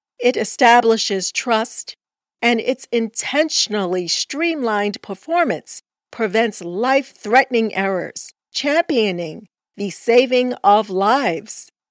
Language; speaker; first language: English; early bilingual, other home language; Spanish